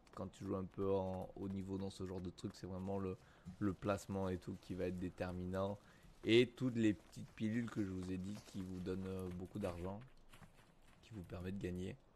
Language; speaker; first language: French; native; French